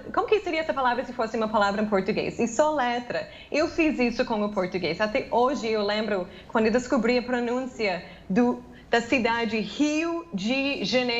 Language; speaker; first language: Portuguese; non-native, fluent; English